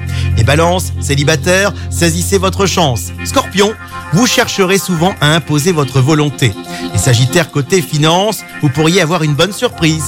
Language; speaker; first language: French; native; French